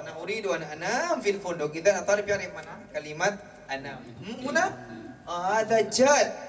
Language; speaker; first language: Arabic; non-native, fluent; Malay